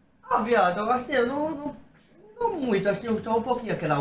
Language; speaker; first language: Portuguese; native; Portuguese